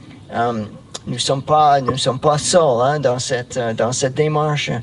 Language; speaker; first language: French; non-native, fluent; English